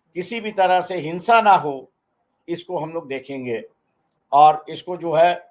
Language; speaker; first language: Hindi; non-native, local second language; Marathi